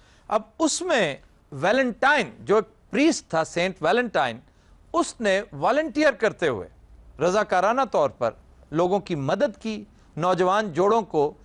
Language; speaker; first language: Urdu; native; Urdu